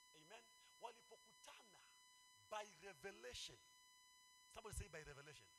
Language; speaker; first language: English; non-native, local second language; Swahili